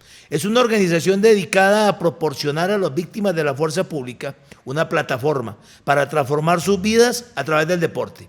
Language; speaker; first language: Spanish; native; Spanish